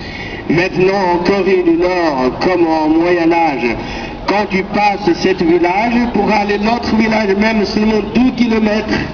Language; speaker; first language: French; non-native, learner; Korean